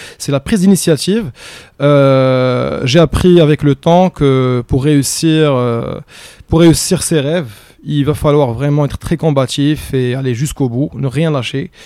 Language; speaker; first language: French; non-native, local second language; Arabic